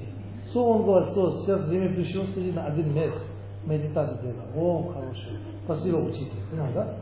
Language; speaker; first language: Russian; non-native, learner; Tibetan